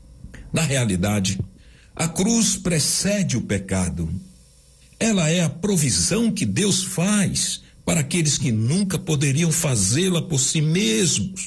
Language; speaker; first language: Portuguese; native; Portuguese